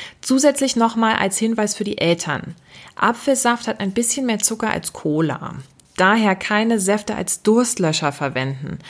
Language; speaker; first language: German; native; German